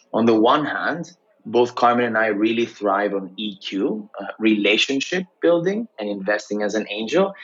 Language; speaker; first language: English; non-native, fluent; Greek